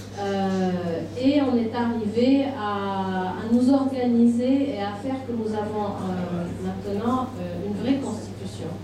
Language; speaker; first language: French; non-native, local second language; Arabic